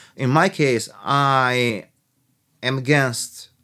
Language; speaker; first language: English; early bilingual, other home language; Albanian